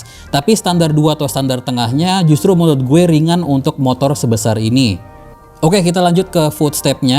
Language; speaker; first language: Indonesian; native; Indonesian